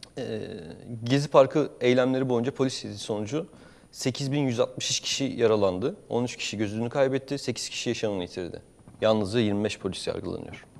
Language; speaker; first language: Turkish; native; Turkish